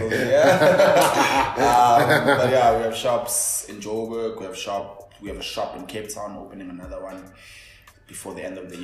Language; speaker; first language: English; non-native, local second language; Zulu